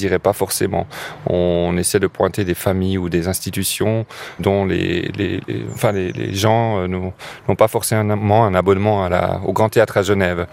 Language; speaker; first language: French; native; French